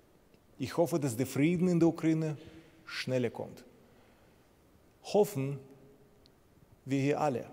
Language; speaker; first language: German; non-native, fluent; Ukrainian